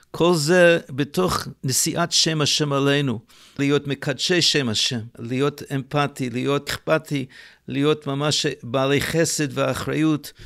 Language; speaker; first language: Hebrew; native; Hebrew